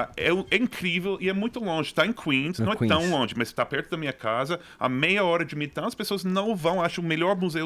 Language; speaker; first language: Portuguese; non-native, fluent; English